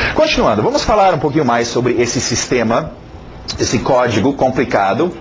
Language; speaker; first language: Portuguese; non-native, fluent; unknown